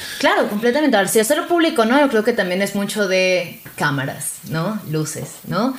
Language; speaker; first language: Spanish; native; Spanish